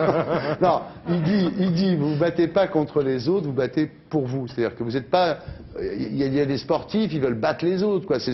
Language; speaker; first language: French; native; French